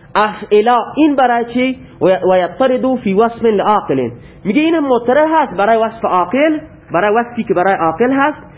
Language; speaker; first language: Persian; non-native, local second language; Baluchi